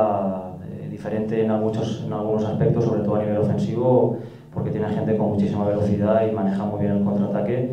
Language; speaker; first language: Spanish; native; Spanish